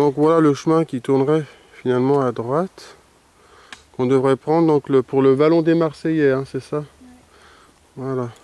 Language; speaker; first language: French; native; French